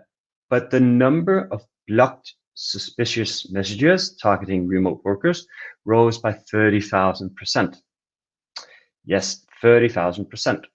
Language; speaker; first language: English; non-native, fluent; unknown